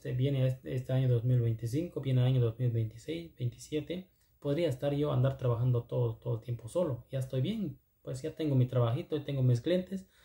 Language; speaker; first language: Spanish; non-native, local second language; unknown